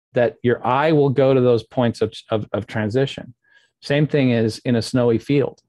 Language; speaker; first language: English; native; English